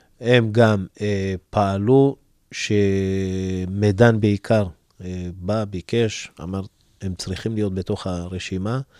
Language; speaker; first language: Hebrew; early bilingual, other home language; Amharic